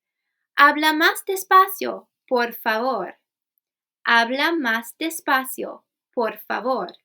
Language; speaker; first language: Spanish; non-native, fluent; English